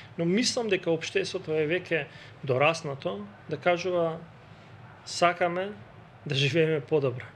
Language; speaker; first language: Macedonian; non-native, local second language; Albanian